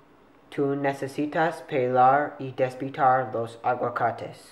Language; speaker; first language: Spanish; non-native, learner; English